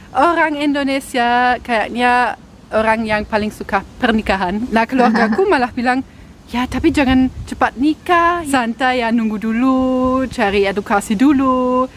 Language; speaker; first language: Indonesian; non-native, fluent; German